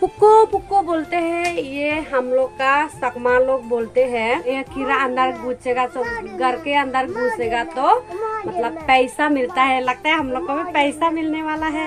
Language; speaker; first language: Hindi; non-native, local second language; Chakma